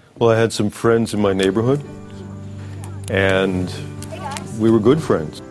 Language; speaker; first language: English; native; English